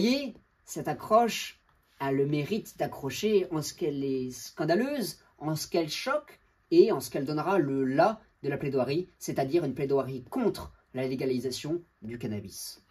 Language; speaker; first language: French; native; French